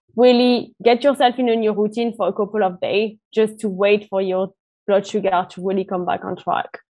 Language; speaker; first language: English; non-native, fluent; French